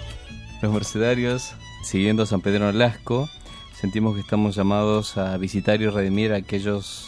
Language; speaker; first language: Spanish; native; Spanish